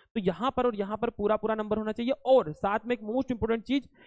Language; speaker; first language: Hindi; native; Hindi